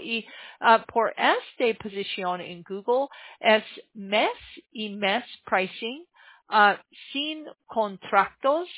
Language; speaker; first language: Spanish; non-native, learner; English